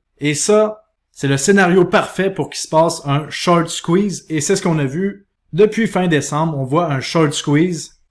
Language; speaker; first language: French; native; French